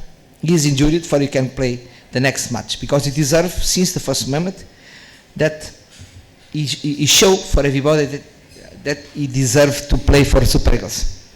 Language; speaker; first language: English; non-native, learner; Portuguese